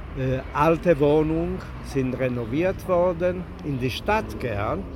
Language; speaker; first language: German; non-native, learner; Italian